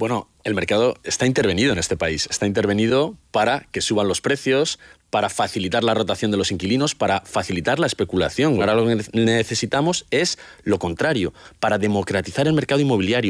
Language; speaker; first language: Spanish; native; Spanish